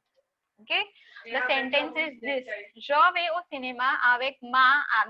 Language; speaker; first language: French; non-native, fluent; Hindi